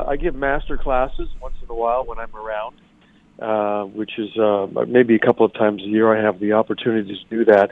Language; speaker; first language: English; native; English